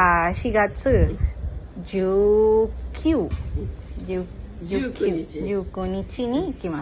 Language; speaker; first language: Japanese; non-native, learner; Telugu